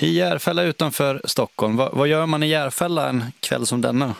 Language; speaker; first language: Swedish; native; Swedish